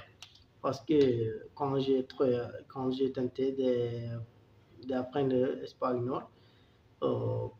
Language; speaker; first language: French; non-native, learner; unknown